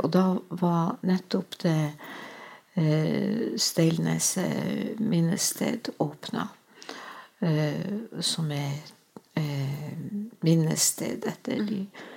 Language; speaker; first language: Norwegian; non-native, local second language; Northern Sami